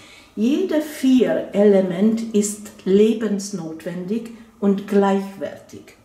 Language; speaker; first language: German; non-native, fluent; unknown